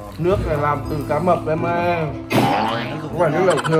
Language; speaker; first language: Vietnamese; native; Vietnamese